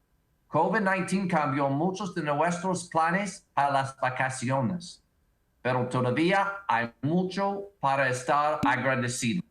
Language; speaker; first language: Spanish; non-native, learner; English